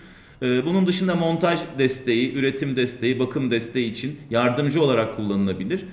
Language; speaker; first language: Turkish; native; Turkish